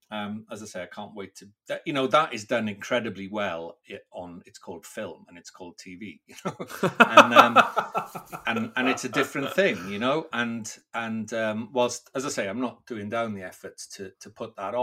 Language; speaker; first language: English; non-native, local second language; Welsh